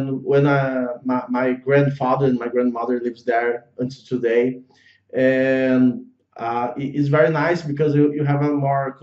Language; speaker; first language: English; non-native, learner; Portuguese